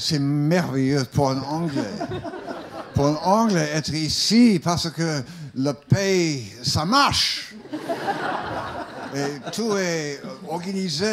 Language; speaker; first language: French; non-native, learner; English